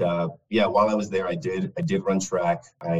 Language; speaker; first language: English; native; English